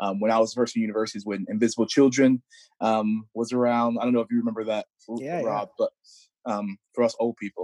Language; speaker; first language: English; native; English